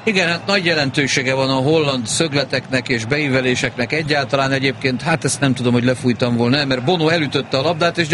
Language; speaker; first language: Hungarian; native; Hungarian